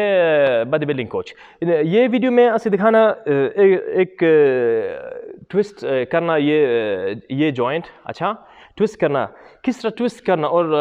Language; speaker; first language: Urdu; non-native, local second language; Punjabi